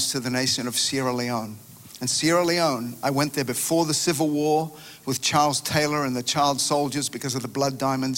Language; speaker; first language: English; native; English